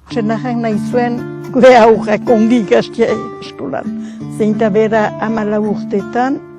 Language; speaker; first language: Basque; native; Basque